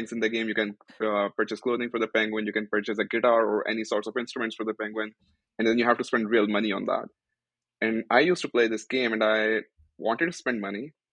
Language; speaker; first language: English; non-native, local second language; Urdu